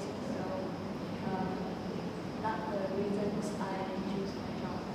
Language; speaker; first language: English; non-native, fluent; Vietnamese